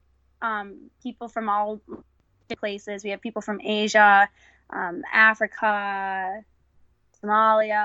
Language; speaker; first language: English; native; English